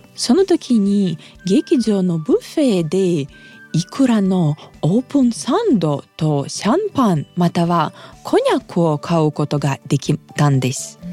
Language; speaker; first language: Japanese; non-native, fluent; Russian